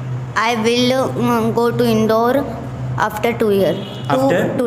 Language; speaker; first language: English; non-native, learner; Hindi